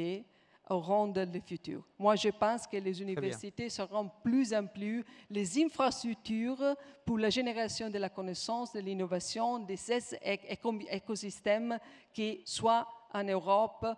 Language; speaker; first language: French; non-native, fluent; Italian